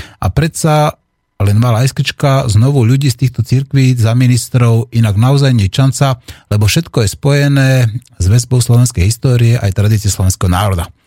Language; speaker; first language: Slovak; native; Slovak